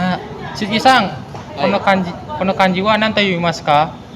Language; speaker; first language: Japanese; non-native, learner; Indonesian